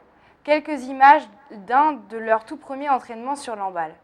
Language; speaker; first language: French; native; French